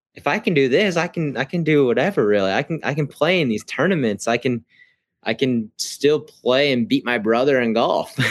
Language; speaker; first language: English; native; English